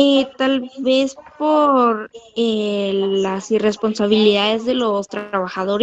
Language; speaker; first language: Spanish; native; Spanish